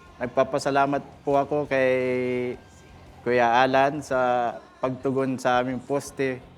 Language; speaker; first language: Filipino; native; Filipino